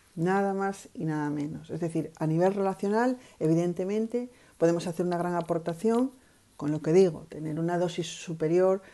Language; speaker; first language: Spanish; native; Spanish